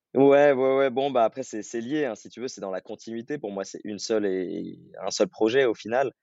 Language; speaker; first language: French; native; French